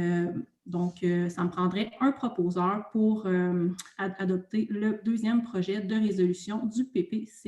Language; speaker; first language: French; native; French